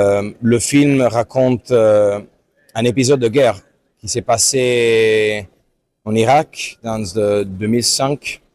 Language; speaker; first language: French; non-native, fluent; Italian